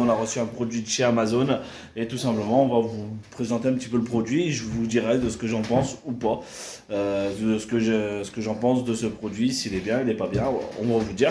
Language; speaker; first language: French; native; French